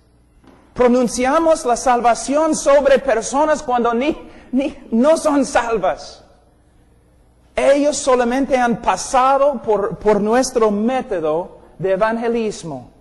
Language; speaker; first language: Spanish; non-native, fluent; English